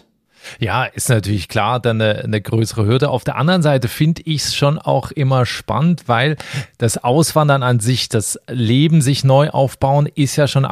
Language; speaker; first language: German; native; German